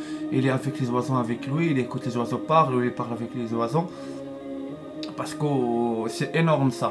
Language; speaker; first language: French; non-native, learner; Arabic